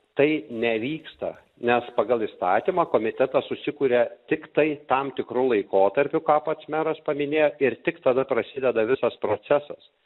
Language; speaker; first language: Lithuanian; native; Lithuanian